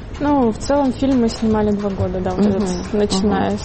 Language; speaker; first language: Russian; native; Russian